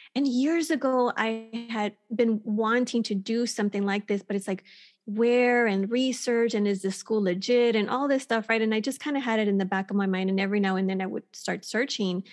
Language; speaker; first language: English; native; English